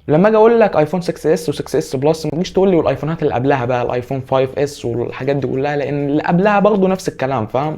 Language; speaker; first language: Arabic; native; Arabic